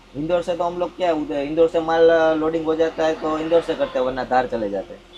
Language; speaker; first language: Hindi; non-native, local second language; Gujarati